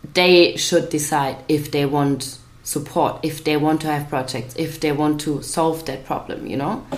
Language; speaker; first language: English; non-native, fluent; German